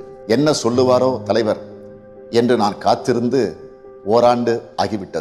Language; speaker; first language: Tamil; native; Tamil